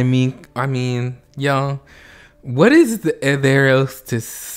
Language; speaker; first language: English; native; English